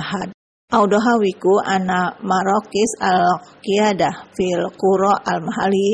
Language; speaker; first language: Arabic; non-native, learner; Indonesian